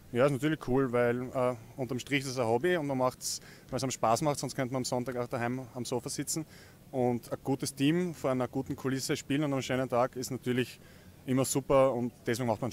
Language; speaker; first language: German; native; German